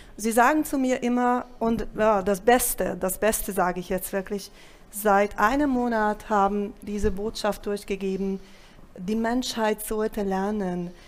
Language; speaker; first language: German; non-native, fluent; Italian